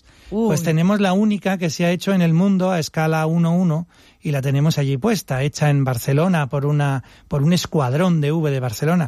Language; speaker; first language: Spanish; native; Spanish